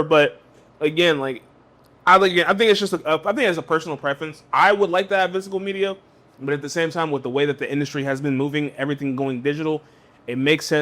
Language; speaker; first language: English; native; English